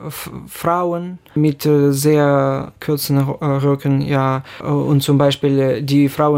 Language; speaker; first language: German; non-native, fluent; Ukrainian